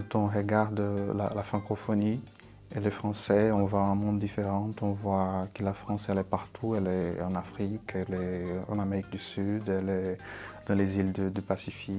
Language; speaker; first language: French; non-native, fluent; Portuguese